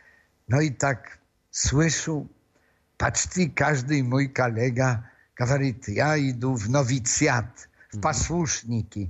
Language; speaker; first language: Russian; non-native, fluent; Polish